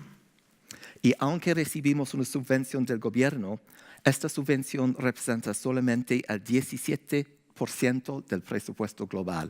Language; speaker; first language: Spanish; non-native, fluent; English